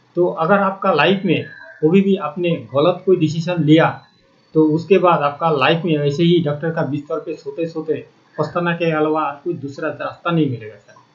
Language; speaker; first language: Hindi; non-native, local second language; Bangla